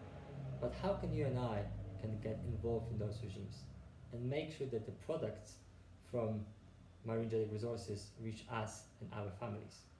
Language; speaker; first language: English; non-native, fluent; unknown